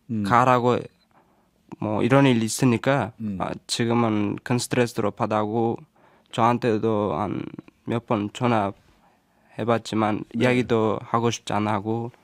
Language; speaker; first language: Korean; non-native, learner; Uzbek